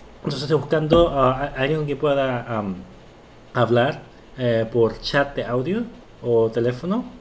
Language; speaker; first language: Spanish; early bilingual, other home language; Korean